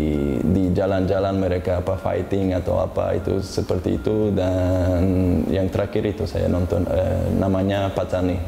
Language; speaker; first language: Indonesian; non-native, learner; Uzbek